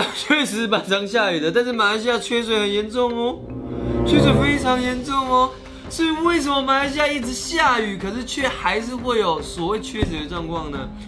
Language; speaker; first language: Chinese; native; Chinese